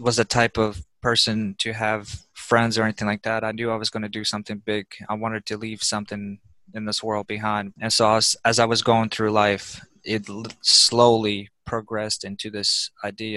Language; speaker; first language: English; early bilingual, other home language; Russian